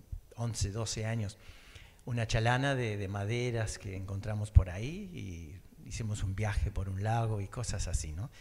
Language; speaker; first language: Spanish; early bilingual, other home language; English